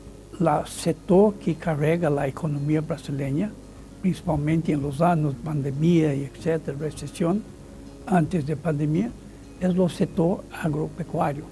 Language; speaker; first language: Spanish; non-native, fluent; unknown